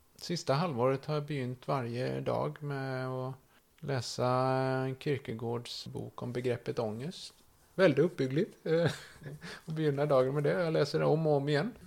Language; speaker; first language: Swedish; native; Swedish